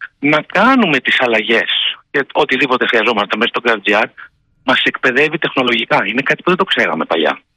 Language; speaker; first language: Greek; native; Greek